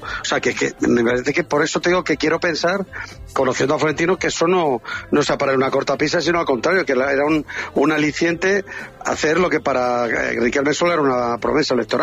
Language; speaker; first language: Spanish; native; Spanish